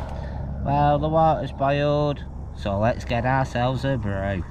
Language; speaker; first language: English; native; English